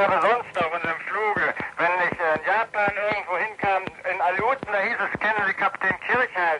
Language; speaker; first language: German; native; German